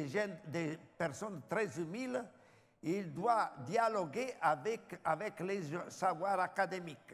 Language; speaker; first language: French; non-native, learner; Italian